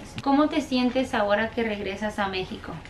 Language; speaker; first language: Spanish; native; Spanish